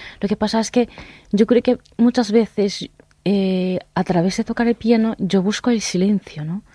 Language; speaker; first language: Spanish; non-native, fluent; Japanese